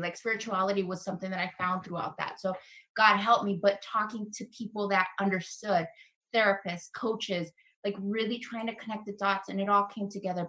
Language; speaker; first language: English; early bilingual, other home language; Spanish